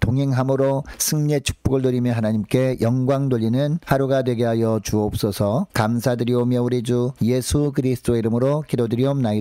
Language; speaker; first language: Korean; native; Korean